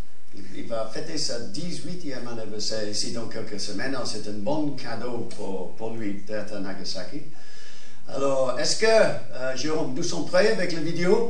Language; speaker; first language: French; non-native, fluent; English